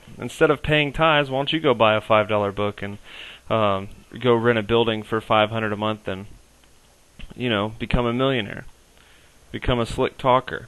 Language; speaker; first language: English; native; English